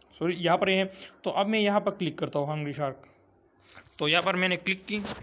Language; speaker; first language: Urdu; non-native, local second language; Pashto